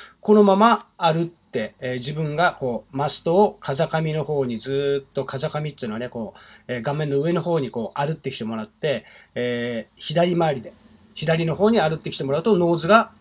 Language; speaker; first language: Japanese; native; Japanese